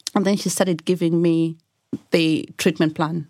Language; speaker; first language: English; non-native, local second language; Shona